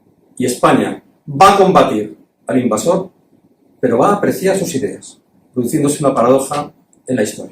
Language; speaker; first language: Spanish; native; Spanish